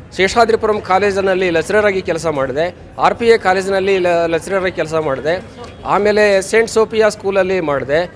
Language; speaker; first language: Kannada; native; Kannada